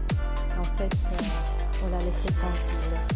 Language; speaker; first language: French; non-native, learner; Russian